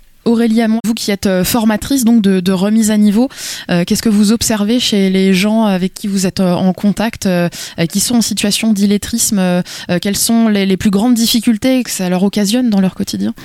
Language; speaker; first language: French; native; French